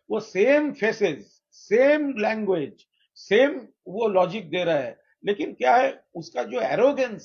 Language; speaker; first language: Hindi; non-native, local second language; Bangla